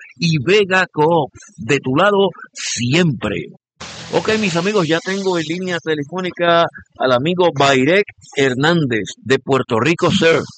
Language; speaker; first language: Spanish; native; Spanish